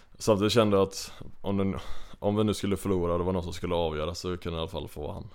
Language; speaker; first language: Swedish; native; Swedish